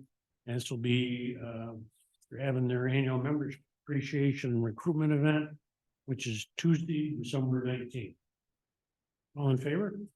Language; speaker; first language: English; native; English